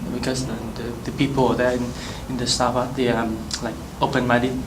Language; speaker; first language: English; non-native, learner; Vietnamese